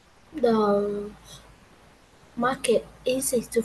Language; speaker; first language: English; non-native, learner; Vietnamese